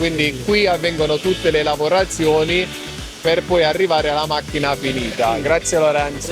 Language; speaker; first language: Italian; native; Italian